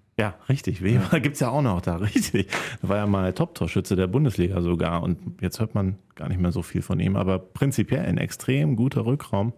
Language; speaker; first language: German; native; German